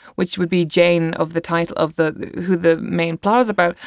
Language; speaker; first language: English; native; English